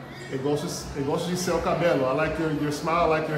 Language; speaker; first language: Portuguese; non-native, learner; English